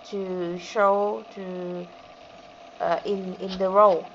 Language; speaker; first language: English; non-native, learner; Vietnamese